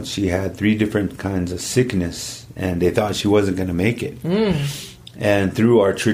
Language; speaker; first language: English; native; English